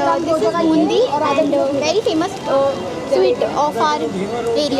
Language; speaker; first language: English; non-native, learner; Hindi